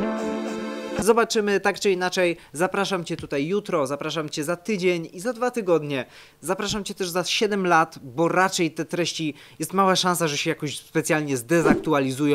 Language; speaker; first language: Polish; native; Polish